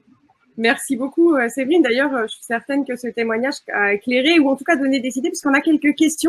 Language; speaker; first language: French; native; French